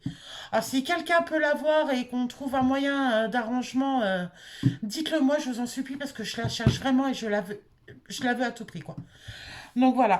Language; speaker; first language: French; native; French